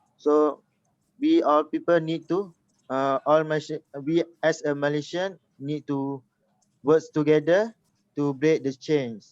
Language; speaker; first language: English; non-native, local second language; Malay